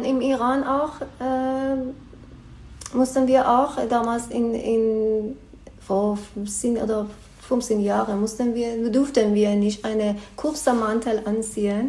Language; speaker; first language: German; non-native, learner; Persian